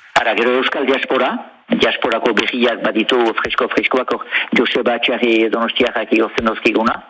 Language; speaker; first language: Basque; native; Basque